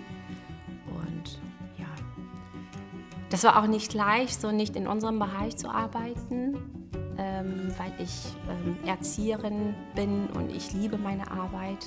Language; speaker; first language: German; non-native, fluent; Portuguese